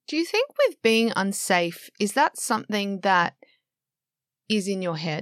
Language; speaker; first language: English; native; English